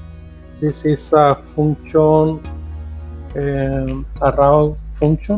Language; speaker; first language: English; non-native, fluent; Spanish